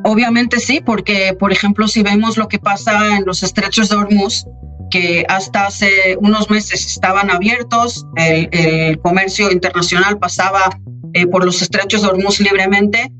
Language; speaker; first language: Spanish; non-native, fluent; Hebrew